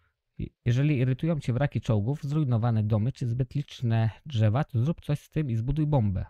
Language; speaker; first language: Polish; native; Polish